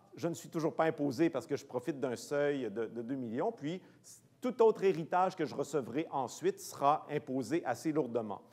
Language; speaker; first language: French; native; French